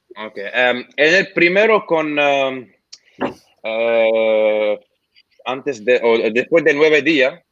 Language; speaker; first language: Spanish; non-native, fluent; Arabic